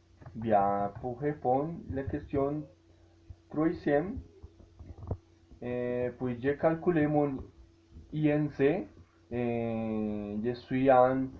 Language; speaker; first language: French; non-native, learner; Spanish